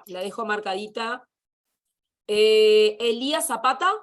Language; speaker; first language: Spanish; native; Spanish